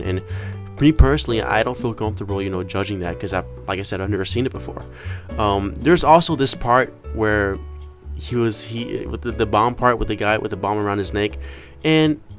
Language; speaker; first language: English; native; English